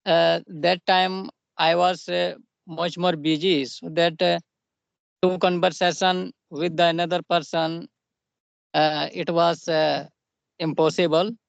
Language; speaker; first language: English; non-native, local second language; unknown